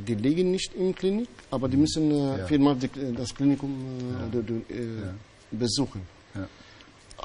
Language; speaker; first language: German; non-native, fluent; Albanian